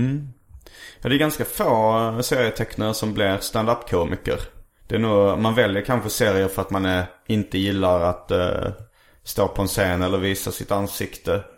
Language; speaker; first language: Swedish; native; Swedish